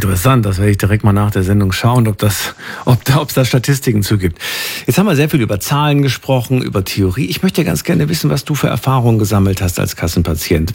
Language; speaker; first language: German; native; German